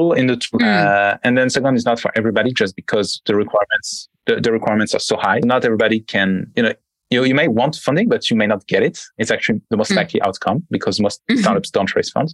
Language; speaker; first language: English; non-native, fluent; French